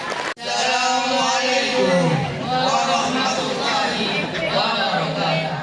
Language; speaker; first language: Arabic; non-native, learner; Indonesian